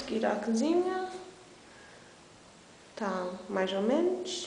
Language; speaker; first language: Portuguese; early bilingual, heritage; English